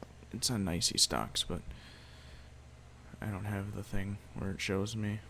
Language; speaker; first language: English; native; English